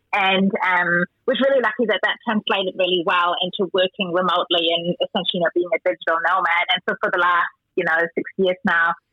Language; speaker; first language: English; non-native, fluent; German